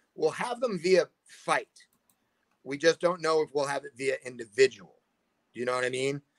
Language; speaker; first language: English; native; English